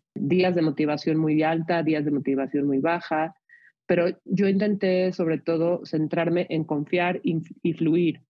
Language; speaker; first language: Spanish; native; Spanish